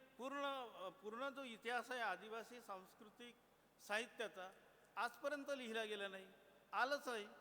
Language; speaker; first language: Marathi; non-native, local second language; Gondi